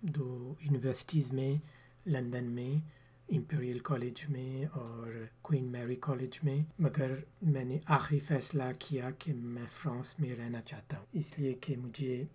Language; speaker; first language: Urdu; early bilingual, heritage; Urdu